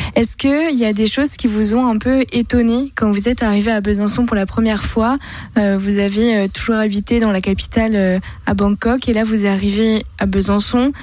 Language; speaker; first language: French; native; French